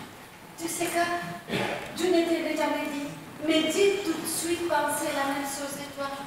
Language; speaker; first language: French; non-native, learner; Spanish